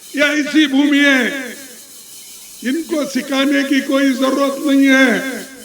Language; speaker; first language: Hindi; non-native, local second language; Kannada